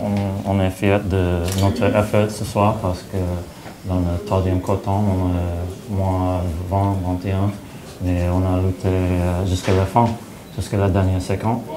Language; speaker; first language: French; non-native, fluent; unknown